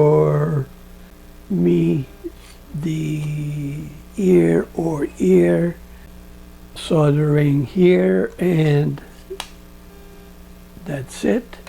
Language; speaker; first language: English; non-native, learner; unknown